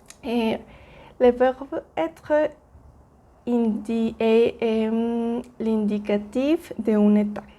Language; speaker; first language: French; non-native, learner; Spanish